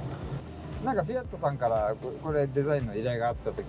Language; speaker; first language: Japanese; native; Japanese